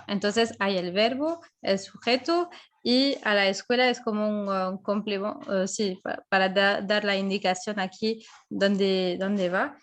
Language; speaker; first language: Spanish; non-native, fluent; Arabic